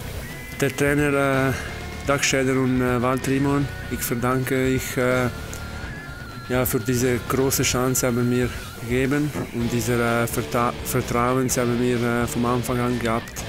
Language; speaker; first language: German; non-native, learner; Italian